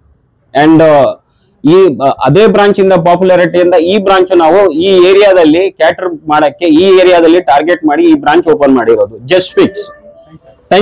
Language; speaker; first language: Kannada; non-native, local second language; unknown